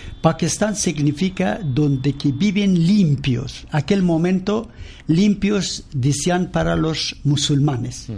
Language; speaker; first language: Spanish; non-native, learner; Persian